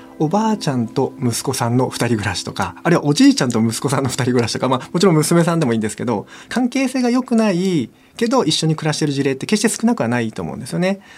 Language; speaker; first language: Japanese; native; Japanese